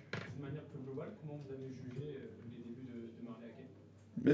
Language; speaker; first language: French; native; French